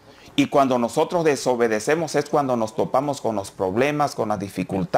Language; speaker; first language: Spanish; native; Spanish